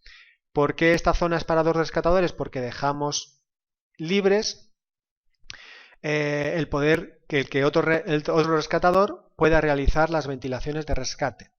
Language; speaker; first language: Spanish; native; Spanish